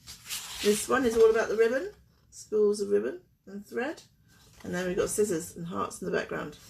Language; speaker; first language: English; native; English